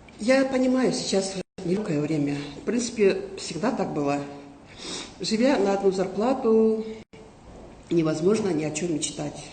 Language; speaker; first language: Russian; non-native, local second language; Kazakh